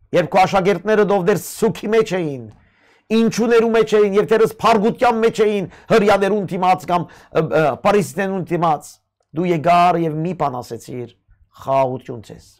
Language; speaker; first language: Armenian; early bilingual, heritage; Armenian